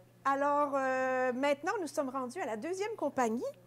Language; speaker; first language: French; native; French